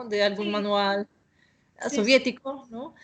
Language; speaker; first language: Spanish; non-native, fluent; Russian